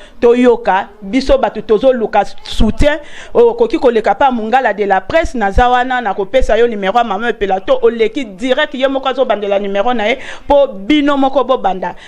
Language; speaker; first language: Lingala; native; Lingala